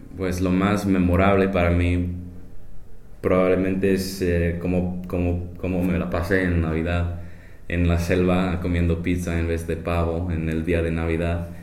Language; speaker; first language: Spanish; non-native, fluent; English